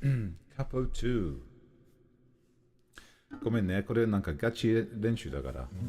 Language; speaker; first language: Japanese; non-native, learner; English